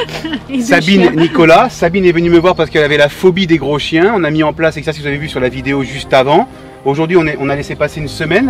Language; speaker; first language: French; native; French